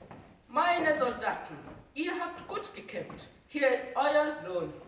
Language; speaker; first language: German; non-native, learner; Mongolian